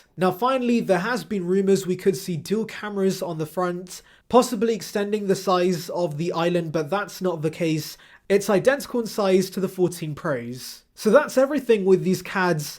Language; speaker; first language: English; native; English